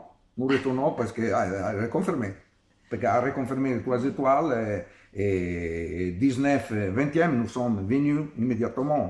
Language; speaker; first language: French; non-native, learner; Italian